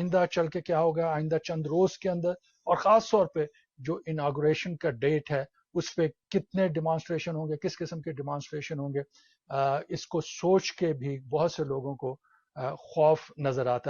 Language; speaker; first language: Urdu; native; Urdu